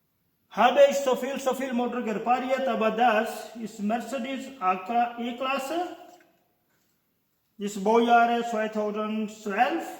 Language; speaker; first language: German; non-native, learner; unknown